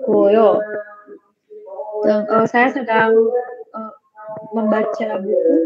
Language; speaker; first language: Korean; non-native, learner; Indonesian